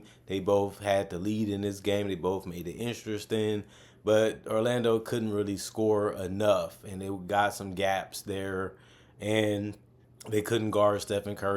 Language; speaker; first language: English; native; English